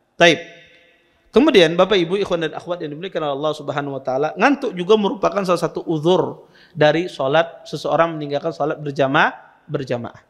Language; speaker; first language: Indonesian; native; Indonesian